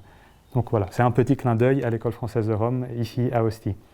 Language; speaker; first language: French; non-native, fluent; Italian